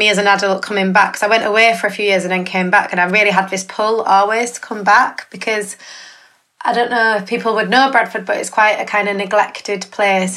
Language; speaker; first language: English; native; English